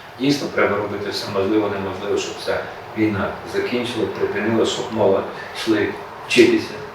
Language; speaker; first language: Ukrainian; native; Ukrainian